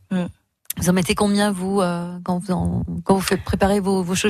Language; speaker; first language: French; native; French